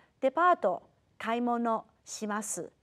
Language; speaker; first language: Japanese; non-native, fluent; Chinese